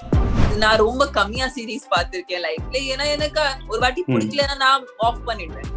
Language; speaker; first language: Tamil; non-native, local second language; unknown